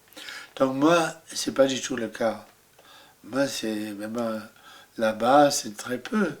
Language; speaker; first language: French; non-native, fluent; German